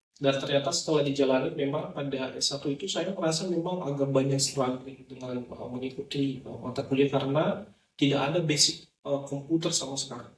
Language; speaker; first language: Indonesian; non-native, local second language; Nias